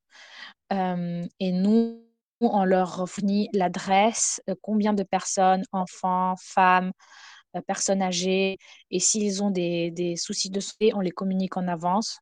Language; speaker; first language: French; non-native, fluent; Ukrainian